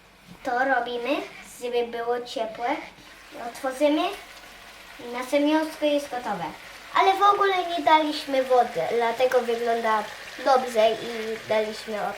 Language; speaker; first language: Polish; early bilingual, heritage; Polish